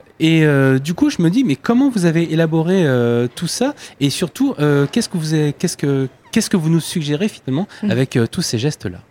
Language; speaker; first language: French; native; French